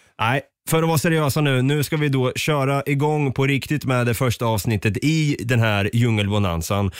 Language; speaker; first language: Swedish; native; Swedish